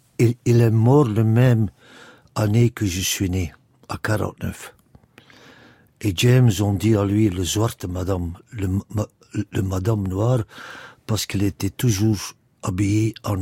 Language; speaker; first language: French; non-native, local second language; Dutch